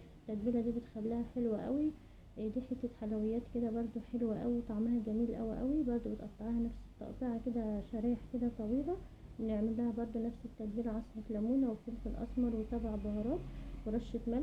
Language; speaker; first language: Arabic; native; Arabic